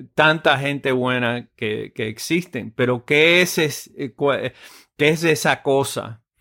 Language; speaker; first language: Spanish; native; Spanish